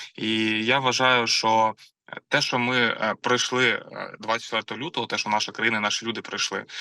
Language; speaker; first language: Ukrainian; non-native, local second language; Russian